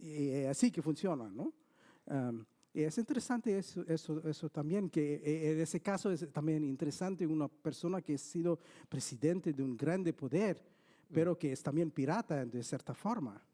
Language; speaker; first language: Spanish; non-native, fluent; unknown